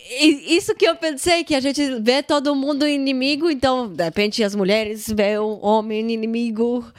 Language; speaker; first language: Portuguese; non-native, fluent; Russian